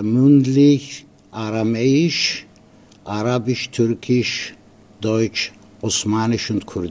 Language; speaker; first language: German; non-native, fluent; Aramaic